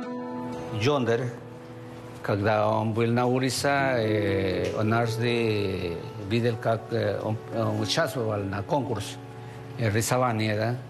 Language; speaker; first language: Russian; non-native, learner; Spanish